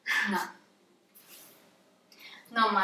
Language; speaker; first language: Italian; non-native, learner; Russian